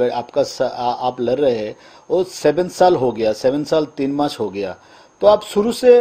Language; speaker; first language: Hindi; non-native, local second language; Bangla